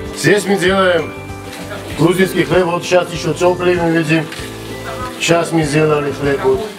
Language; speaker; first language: Russian; non-native, fluent; Georgian